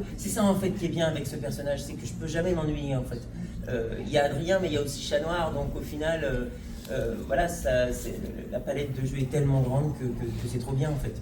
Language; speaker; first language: French; native; French